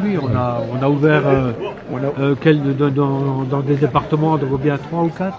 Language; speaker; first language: French; native; French